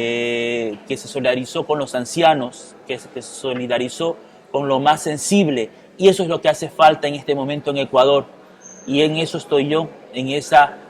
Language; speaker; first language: Spanish; native; Spanish